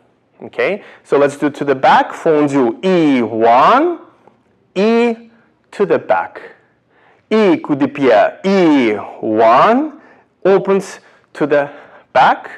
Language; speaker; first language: English; non-native, fluent; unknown